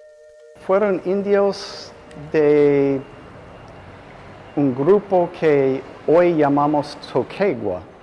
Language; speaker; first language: Spanish; non-native, fluent; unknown